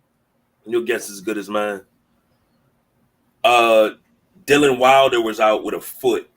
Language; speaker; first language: English; native; English